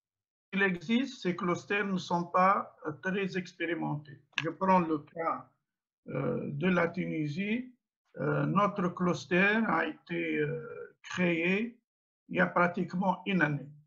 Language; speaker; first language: French; non-native, local second language; Arabic